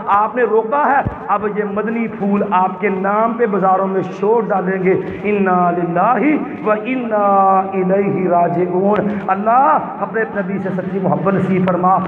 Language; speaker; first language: Urdu; non-native, local second language; Punjabi